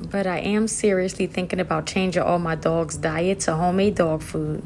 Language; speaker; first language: English; native; English